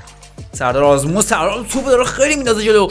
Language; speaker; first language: Persian; native; Persian